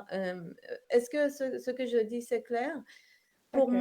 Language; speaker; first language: French; non-native, fluent; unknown